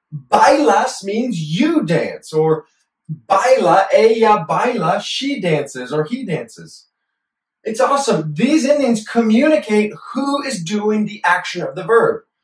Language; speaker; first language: English; native; English